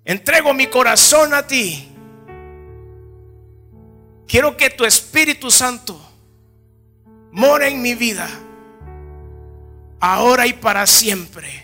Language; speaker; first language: Spanish; native; Spanish